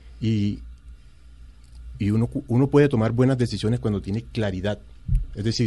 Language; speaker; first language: Spanish; native; Spanish